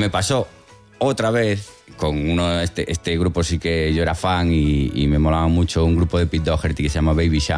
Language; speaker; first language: Spanish; native; Spanish